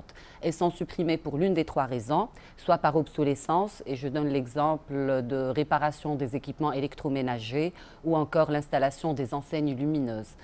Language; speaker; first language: French; non-native, local second language; Arabic